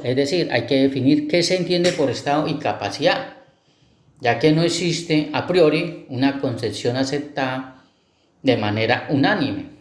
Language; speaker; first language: Spanish; native; Spanish